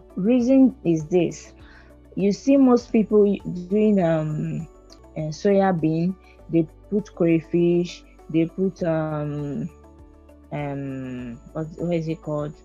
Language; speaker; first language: English; non-native, local second language; Igbo